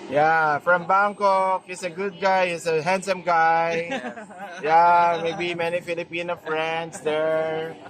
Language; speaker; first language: English; non-native, local second language; Iloko